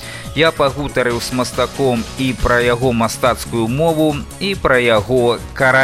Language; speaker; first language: Belarusian; native; Belarusian